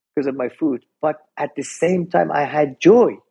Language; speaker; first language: English; non-native, fluent; Persian